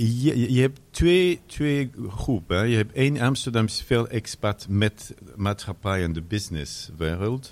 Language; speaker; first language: Dutch; non-native, learner; French